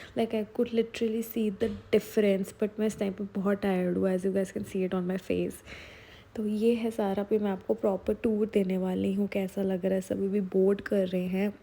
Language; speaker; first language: Hindi; native; Hindi